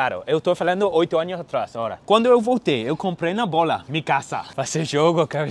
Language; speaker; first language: Portuguese; non-native, fluent; English